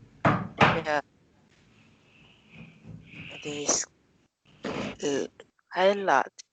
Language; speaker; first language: English; non-native, learner; Vietnamese